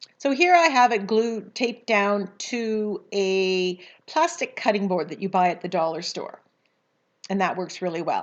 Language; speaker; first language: English; native; English